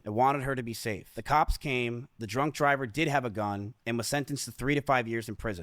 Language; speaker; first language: English; native; English